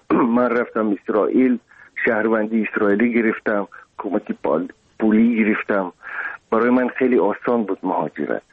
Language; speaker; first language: Persian; non-native, local second language; Russian